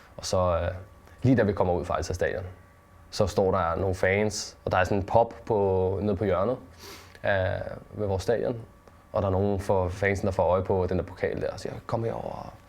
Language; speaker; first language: Danish; native; Danish